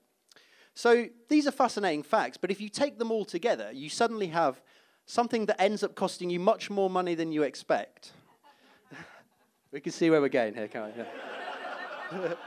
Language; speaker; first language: English; native; English